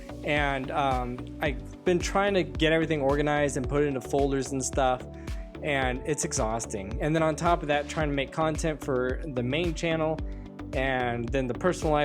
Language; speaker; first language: English; native; English